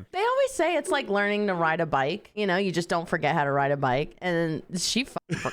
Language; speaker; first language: English; native; English